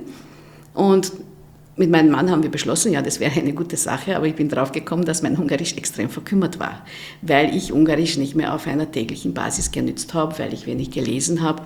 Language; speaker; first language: German; non-native, fluent; Hungarian